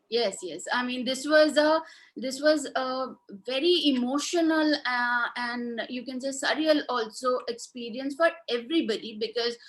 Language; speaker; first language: English; non-native, local second language; Hindi